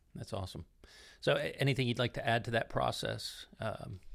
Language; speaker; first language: English; non-native, fluent; Dutch